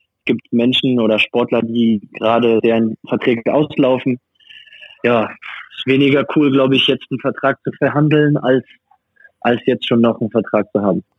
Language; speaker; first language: German; non-native, fluent; French